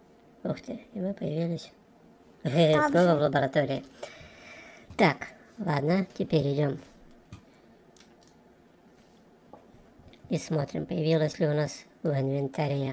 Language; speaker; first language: Russian; native; Russian